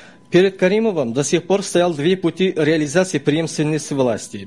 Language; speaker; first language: Russian; non-native, local second language; Uzbek